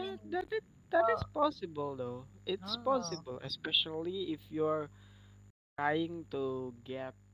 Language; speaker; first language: English; non-native, learner; Indonesian